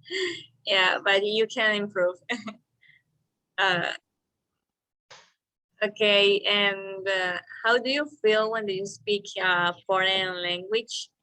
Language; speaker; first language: English; non-native, learner; Spanish